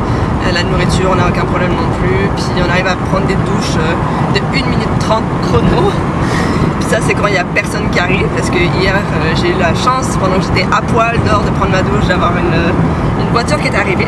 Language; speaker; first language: French; native; French